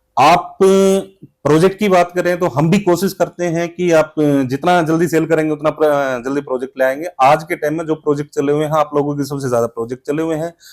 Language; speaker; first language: Hindi; native; Hindi